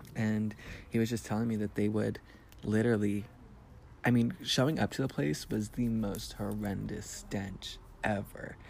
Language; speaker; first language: English; early bilingual, other home language; Spanish